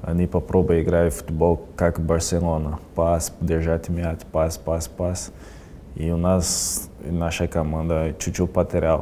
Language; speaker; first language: Russian; non-native, learner; Portuguese